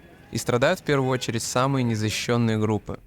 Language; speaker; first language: Russian; native; Russian